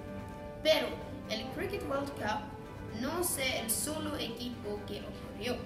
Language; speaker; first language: Spanish; non-native, learner; English